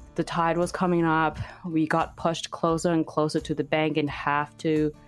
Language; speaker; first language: English; non-native, fluent; Chinese